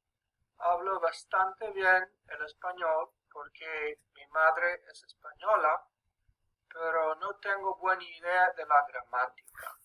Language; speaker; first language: Spanish; early bilingual, heritage; English